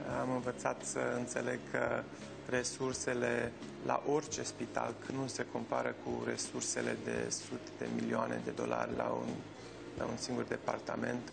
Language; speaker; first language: Romanian; early bilingual, heritage; Romanian